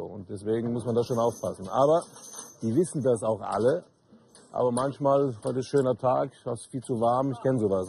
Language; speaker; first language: German; native; German